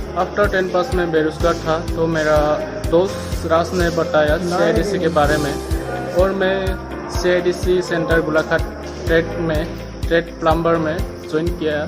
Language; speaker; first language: Hindi; non-native, local second language; Assamese